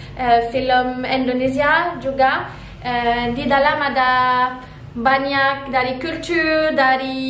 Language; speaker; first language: Indonesian; non-native, learner; French